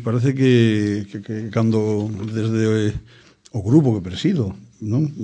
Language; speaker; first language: Spanish; non-native, local second language; Galician